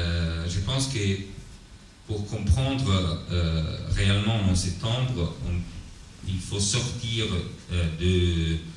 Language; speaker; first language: French; non-native, learner; Italian